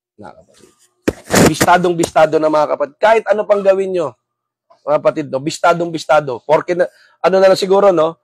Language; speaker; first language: Filipino; non-native, local second language; Waray